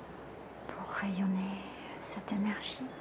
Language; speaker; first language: French; native; French